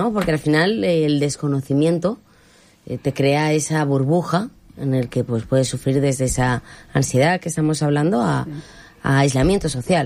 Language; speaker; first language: Spanish; native; Spanish